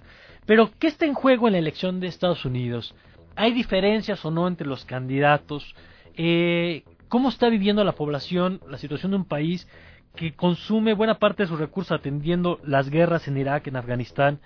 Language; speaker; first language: Spanish; native; Spanish